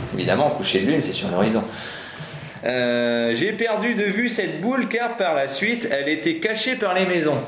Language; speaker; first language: French; native; French